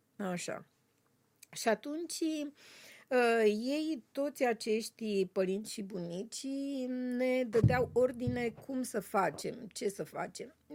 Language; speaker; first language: Romanian; native; Romanian